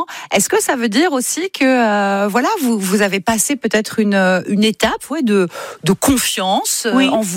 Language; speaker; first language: French; native; French